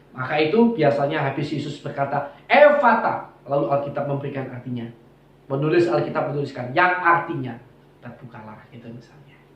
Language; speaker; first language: Indonesian; non-native, local second language; Javanese